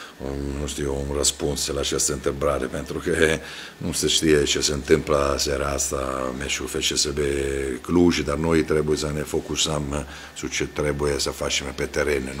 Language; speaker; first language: Romanian; non-native, fluent; Italian